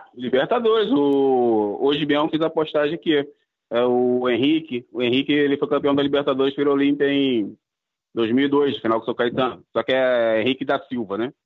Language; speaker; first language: Portuguese; native; Portuguese